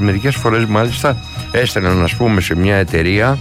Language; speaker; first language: Greek; native; Greek